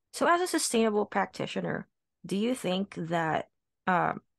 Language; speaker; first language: English; non-native, local second language; Filipino